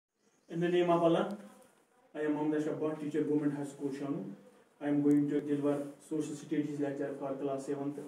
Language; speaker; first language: English; non-native, local second language; Kashmiri